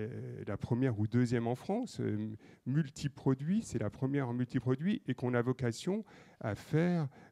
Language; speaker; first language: French; native; French